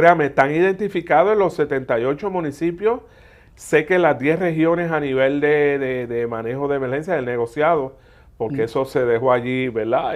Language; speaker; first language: Spanish; native; Spanish